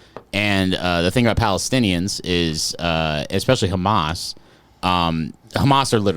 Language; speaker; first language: English; native; English